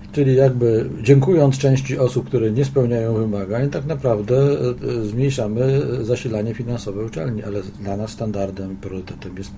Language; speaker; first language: Polish; native; Polish